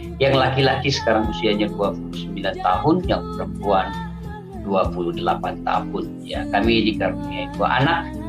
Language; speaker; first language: Indonesian; non-native, local second language; Achinese